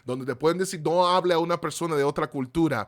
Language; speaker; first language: Spanish; early bilingual, heritage; Spanish